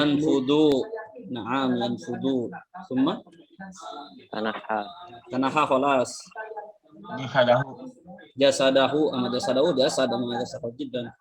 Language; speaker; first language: Arabic; non-native, fluent; Indonesian